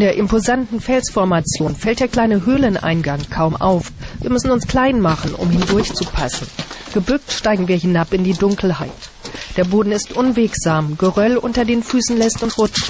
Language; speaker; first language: German; native; German